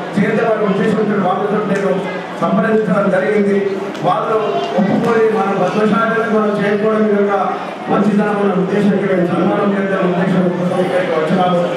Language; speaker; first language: Telugu; native; Telugu